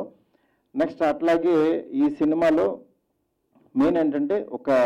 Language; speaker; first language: Telugu; native; Telugu